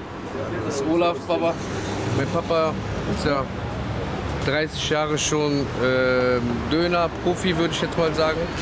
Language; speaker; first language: German; early bilingual, other home language; Turkish